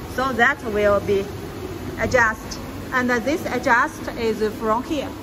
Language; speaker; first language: English; non-native, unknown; Chinese